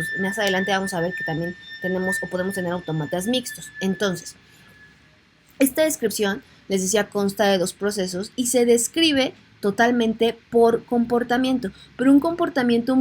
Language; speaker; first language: Spanish; native; Spanish